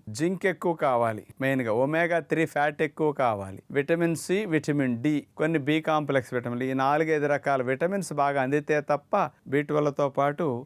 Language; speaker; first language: Telugu; native; Telugu